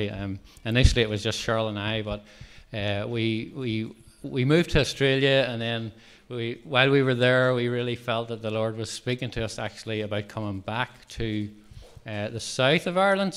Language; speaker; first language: English; native; English